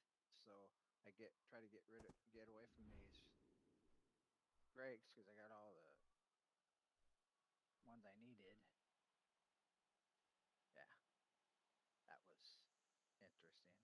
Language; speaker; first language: English; native; English